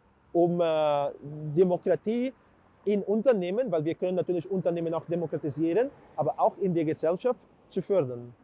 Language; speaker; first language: German; non-native, fluent; Catalan